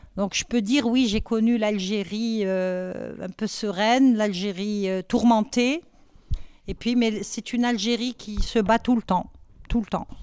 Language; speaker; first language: French; non-native, local second language; Arabic